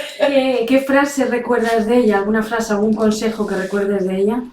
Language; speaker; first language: Spanish; native; Spanish